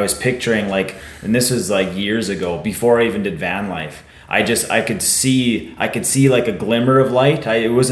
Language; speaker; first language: English; native; English